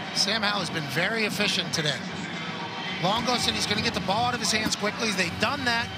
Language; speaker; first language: English; native; English